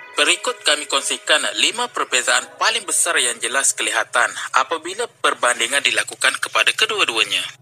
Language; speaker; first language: Malay; native; Malay